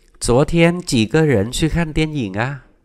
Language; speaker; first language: Chinese; non-native, fluent; Vietnamese